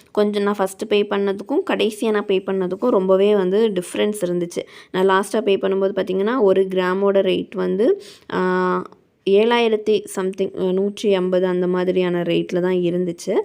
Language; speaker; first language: Tamil; native; Tamil